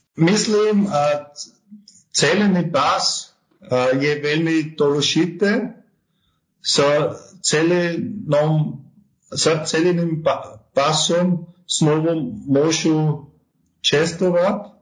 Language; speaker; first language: Slovak; non-native, learner; German